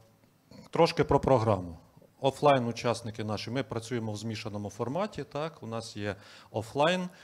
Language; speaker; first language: Ukrainian; native; Ukrainian